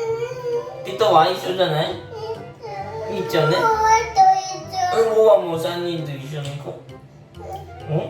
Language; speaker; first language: Japanese; non-native, fluent; Filipino